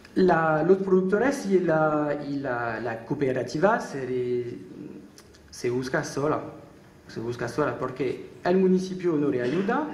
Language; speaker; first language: Spanish; non-native, learner; French